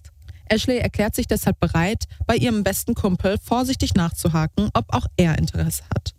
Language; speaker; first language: German; native; German